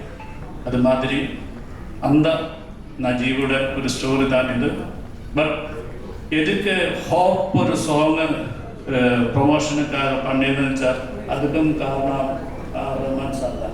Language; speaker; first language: Tamil; non-native, learner; Malayalam